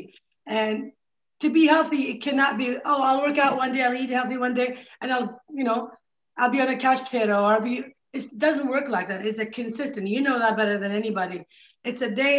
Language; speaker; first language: English; non-native, fluent; Arabic